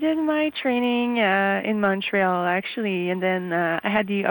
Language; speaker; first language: English; native; English